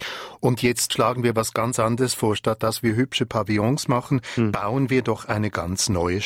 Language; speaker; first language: German; native; German